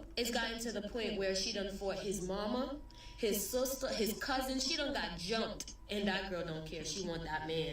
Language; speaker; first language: English; early bilingual, other home language; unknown